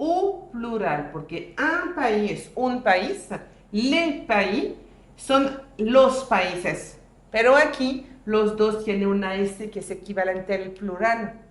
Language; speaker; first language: Spanish; non-native, fluent; French